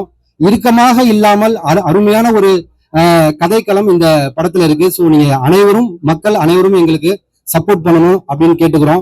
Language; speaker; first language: Tamil; native; Tamil